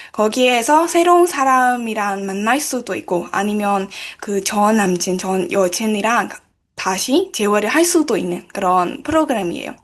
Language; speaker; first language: Korean; non-native, learner; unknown